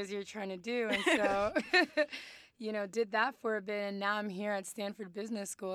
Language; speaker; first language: English; native; English